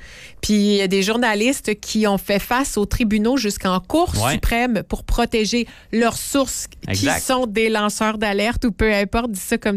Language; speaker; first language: French; native; French